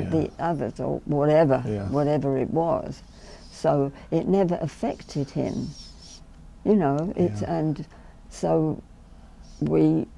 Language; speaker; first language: English; native; English